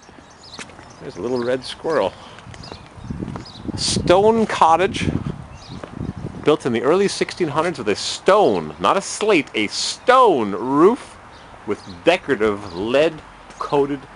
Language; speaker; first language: English; native; English